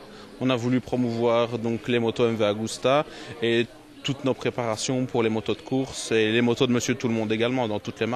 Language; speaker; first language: French; native; French